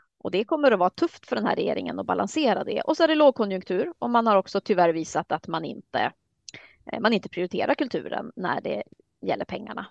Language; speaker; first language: Swedish; native; Swedish